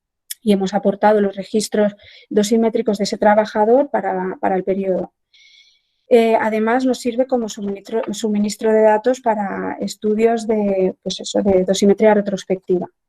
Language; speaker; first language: Spanish; native; Spanish